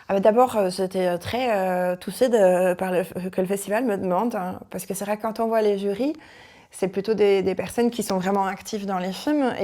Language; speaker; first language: French; native; French